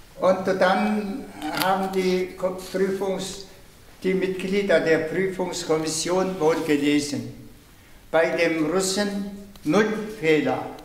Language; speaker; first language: German; non-native, fluent; Tuvinian